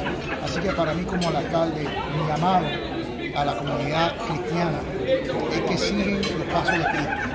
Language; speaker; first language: Spanish; early bilingual, heritage; Spanish